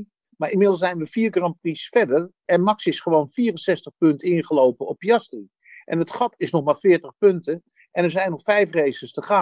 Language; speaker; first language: Dutch; native; Dutch